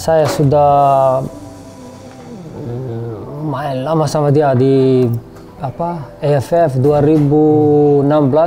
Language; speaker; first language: Indonesian; non-native, learner; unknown